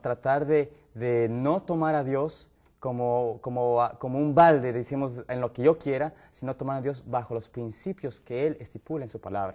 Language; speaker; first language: Spanish; native; Spanish